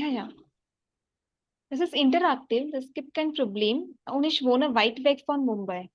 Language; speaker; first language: German; non-native, fluent; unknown